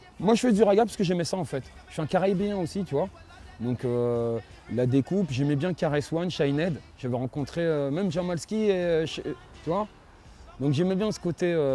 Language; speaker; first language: French; native; French